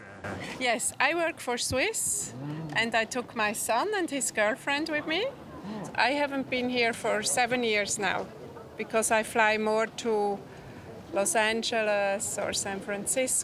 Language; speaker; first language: English; non-native, fluent; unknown